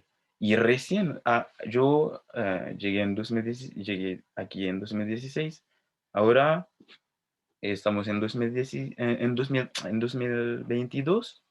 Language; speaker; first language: Spanish; non-native, fluent; Haitian Creole